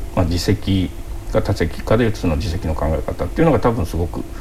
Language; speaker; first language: Japanese; native; Japanese